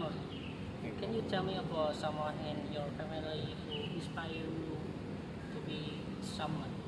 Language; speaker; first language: English; non-native, learner; Indonesian